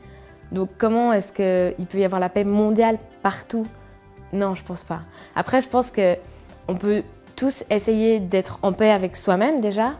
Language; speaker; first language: French; native; French